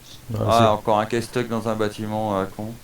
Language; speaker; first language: French; native; French